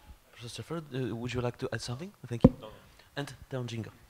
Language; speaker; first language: English; non-native, fluent; Polish